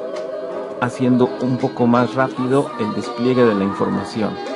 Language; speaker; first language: Spanish; native; Spanish